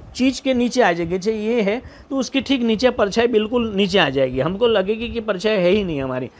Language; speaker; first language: Hindi; non-native, local second language; Gujarati